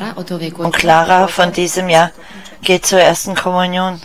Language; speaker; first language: German; non-native, fluent; Czech